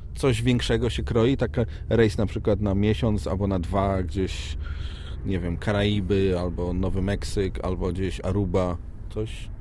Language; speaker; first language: Polish; native; Polish